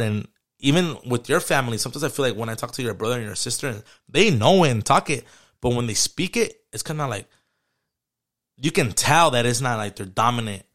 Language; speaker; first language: English; early bilingual, other home language; Spanish